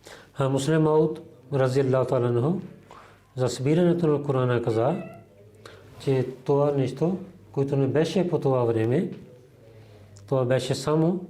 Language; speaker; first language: Bulgarian; non-native, learner; Urdu